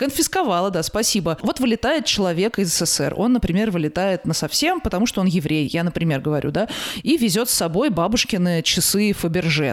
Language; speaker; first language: Russian; native; Russian